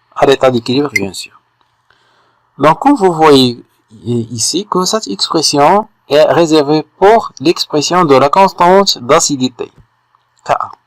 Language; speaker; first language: French; non-native, local second language; Arabic